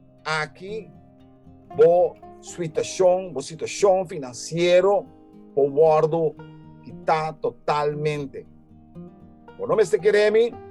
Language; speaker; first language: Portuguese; non-native, learner; Papiamento